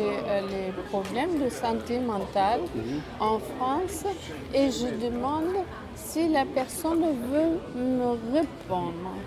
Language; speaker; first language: French; non-native, fluent; Spanish